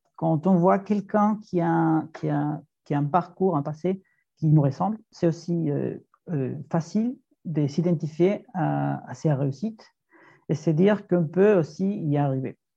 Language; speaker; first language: French; non-native, fluent; Spanish